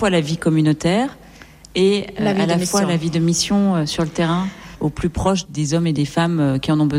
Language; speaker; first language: French; native; French